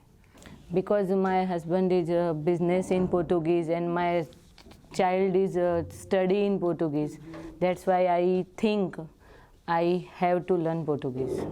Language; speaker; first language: English; non-native, learner; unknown